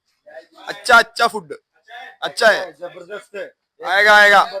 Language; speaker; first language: Hindi; non-native, local second language; Malayalam